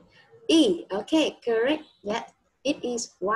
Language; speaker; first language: English; non-native, fluent; Vietnamese